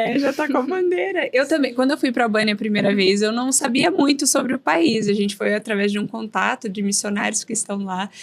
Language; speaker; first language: Portuguese; native; Portuguese